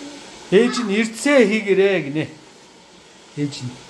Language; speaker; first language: Mongolian; native; Mongolian